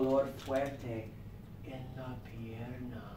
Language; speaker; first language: Spanish; non-native, learner; English